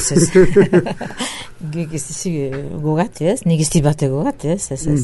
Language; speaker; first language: Basque; native; Basque